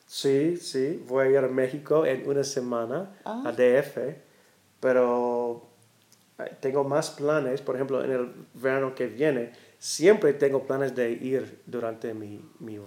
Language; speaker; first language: Spanish; non-native, learner; English